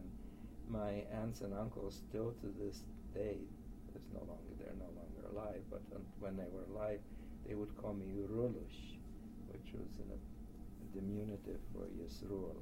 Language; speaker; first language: English; early bilingual, other home language; Polish